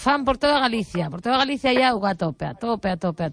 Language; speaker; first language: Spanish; non-native, local second language; Galician